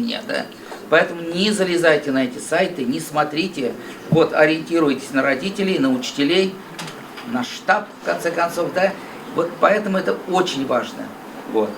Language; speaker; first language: Russian; native; Russian